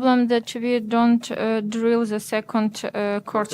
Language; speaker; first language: English; non-native, learner; Ukrainian